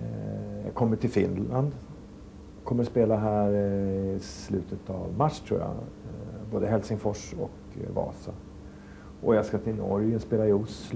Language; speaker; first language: Swedish; native; Swedish